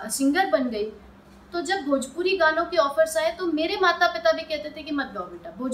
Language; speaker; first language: Hindi; native; Hindi